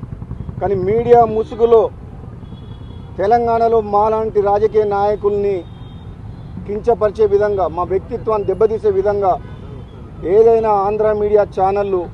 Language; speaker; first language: Telugu; native; Telugu